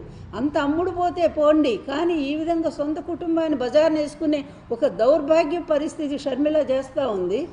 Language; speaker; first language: Telugu; native; Telugu